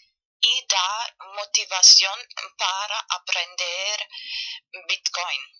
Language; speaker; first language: Spanish; non-native, fluent; German